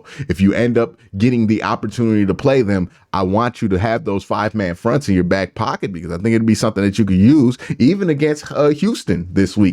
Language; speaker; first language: English; native; English